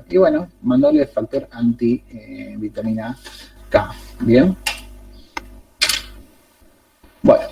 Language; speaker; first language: Spanish; native; Spanish